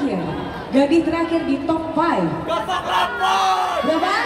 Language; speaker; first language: Indonesian; non-native, local second language; Minangkabau